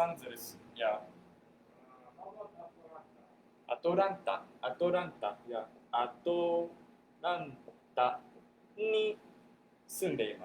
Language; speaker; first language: Japanese; non-native, fluent; English